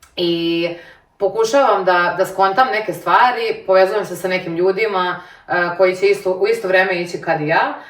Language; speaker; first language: Serbian; native; Serbian